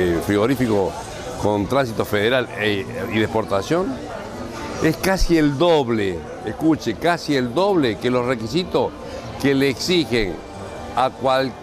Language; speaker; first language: Spanish; native; Spanish